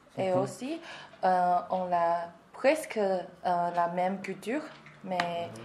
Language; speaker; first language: French; non-native, learner; Chinese